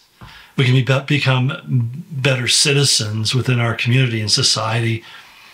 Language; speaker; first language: English; native; English